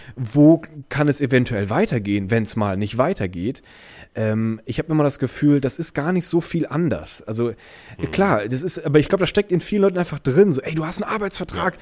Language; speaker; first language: German; native; German